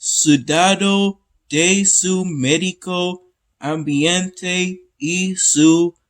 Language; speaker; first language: Spanish; non-native, learner; English